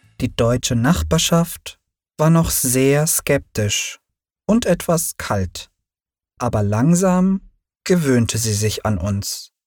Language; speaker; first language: German; early bilingual, other home language; Turkish